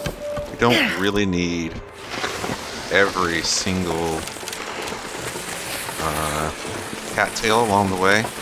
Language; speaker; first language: English; native; English